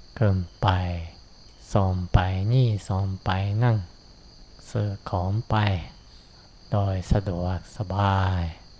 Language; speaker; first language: Thai; non-native, fluent; Japanese